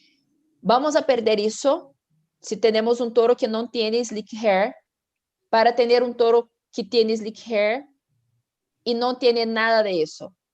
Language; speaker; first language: Spanish; non-native, fluent; Portuguese